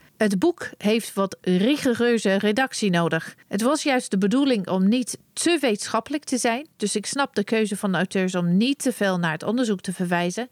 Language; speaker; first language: Dutch; non-native, fluent; English